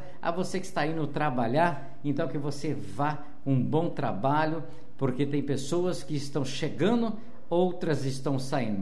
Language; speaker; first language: Portuguese; native; Portuguese